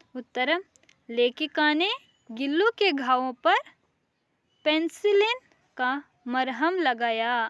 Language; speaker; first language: Hindi; non-native, local second language; Kannada